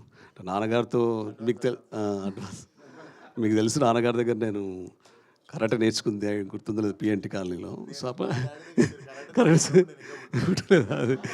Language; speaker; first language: Telugu; native; Telugu